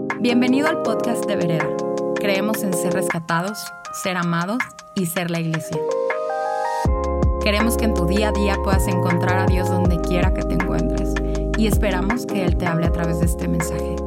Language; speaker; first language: Spanish; native; Spanish